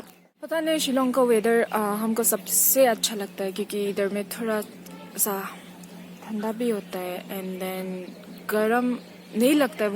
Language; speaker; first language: Hindi; non-native, local second language; Assamese